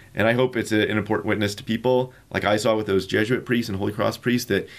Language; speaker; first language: English; native; English